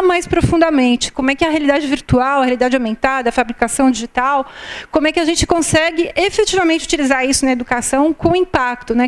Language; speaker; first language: Portuguese; native; Portuguese